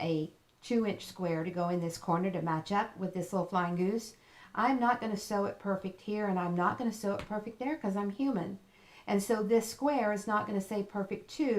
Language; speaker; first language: English; native; English